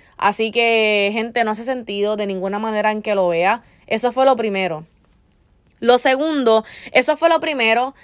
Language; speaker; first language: Spanish; early bilingual, heritage; Spanish